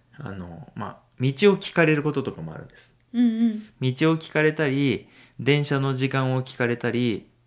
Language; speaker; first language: Japanese; native; Japanese